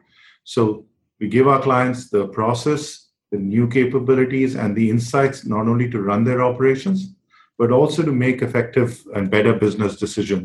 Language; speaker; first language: English; non-native, local second language; Hindi